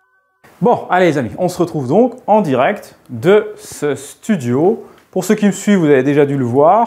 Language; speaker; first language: French; native; French